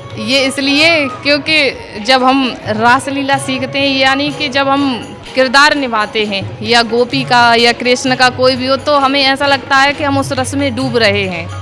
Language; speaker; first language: Hindi; native; Hindi